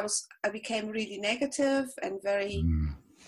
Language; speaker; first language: English; non-native, fluent; German